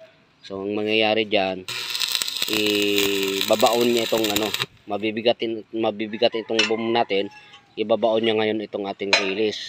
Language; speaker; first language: Filipino; native; Filipino